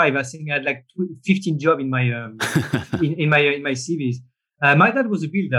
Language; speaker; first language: English; non-native, fluent; French